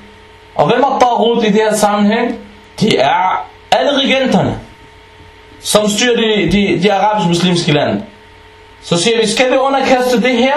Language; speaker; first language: Danish; early bilingual, other home language; Arabic